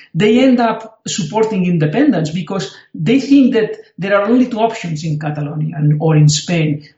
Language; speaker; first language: English; non-native, fluent; Spanish